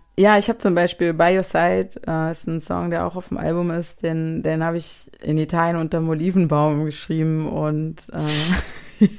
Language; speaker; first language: German; native; German